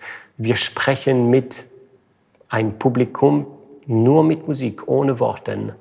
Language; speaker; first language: German; non-native, fluent; French